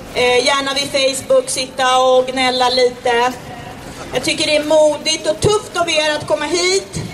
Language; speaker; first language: Swedish; early bilingual, other home language; Czech